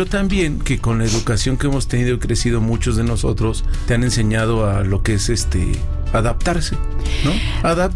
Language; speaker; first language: Spanish; native; Spanish